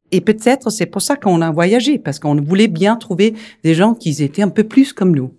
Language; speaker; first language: French; non-native, fluent; Danish